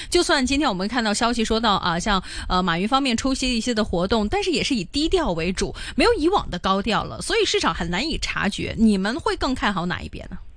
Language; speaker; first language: Chinese; non-native, local second language; Cantonese